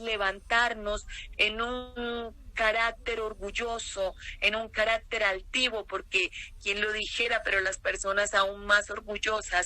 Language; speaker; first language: Spanish; native; Spanish